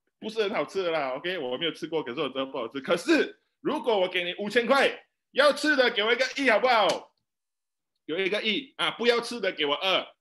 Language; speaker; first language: Chinese; native; Chinese